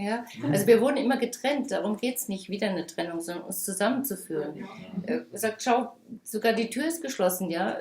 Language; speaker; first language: German; native; German